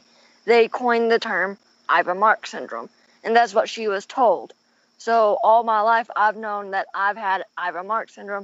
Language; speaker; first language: English; native; English